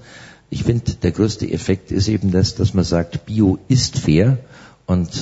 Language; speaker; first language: German; native; German